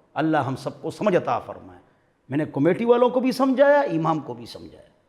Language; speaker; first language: Urdu; non-native, local second language; Pashto